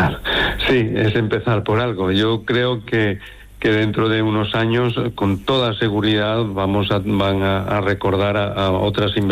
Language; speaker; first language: Spanish; native; Spanish